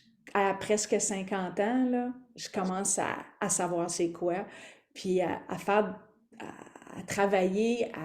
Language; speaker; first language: French; native; French